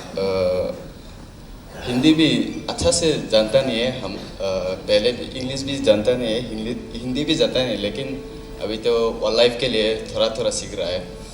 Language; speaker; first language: Hindi; non-native, local second language; Mizo